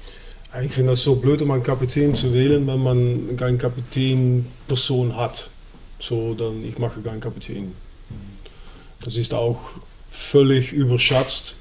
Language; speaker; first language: German; non-native, fluent; Dutch